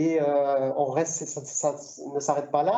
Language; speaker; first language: French; native; French